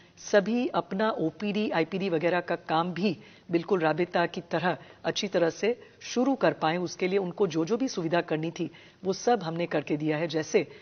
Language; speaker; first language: Hindi; non-native, local second language; Gujarati